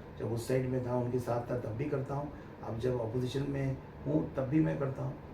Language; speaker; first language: Hindi; non-native, local second language; Bangla